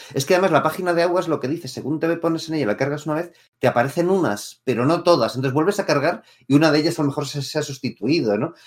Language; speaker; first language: Spanish; native; Spanish